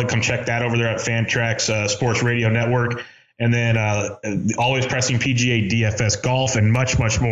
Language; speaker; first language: English; native; English